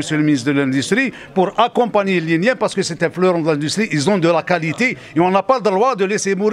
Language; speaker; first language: French; non-native, local second language; Arabic